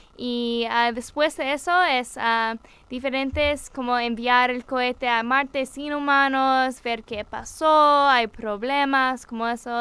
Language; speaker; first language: Spanish; non-native, learner; English